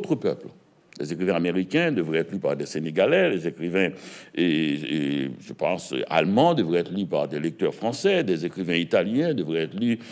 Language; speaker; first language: French; native; French